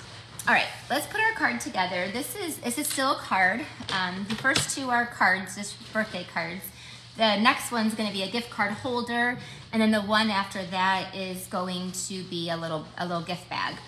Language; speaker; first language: English; native; English